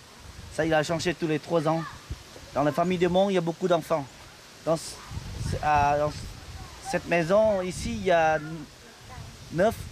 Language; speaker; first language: French; non-native, local second language; Lao